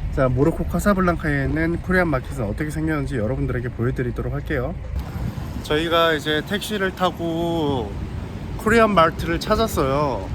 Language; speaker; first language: Korean; native; Korean